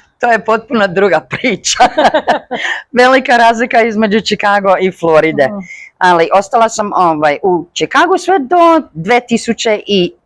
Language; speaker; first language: Bosnian; early bilingual, heritage; Croatian